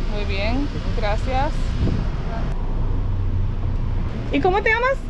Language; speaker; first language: Spanish; non-native, learner; English